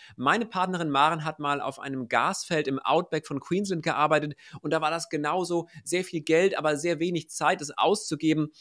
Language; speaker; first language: German; native; German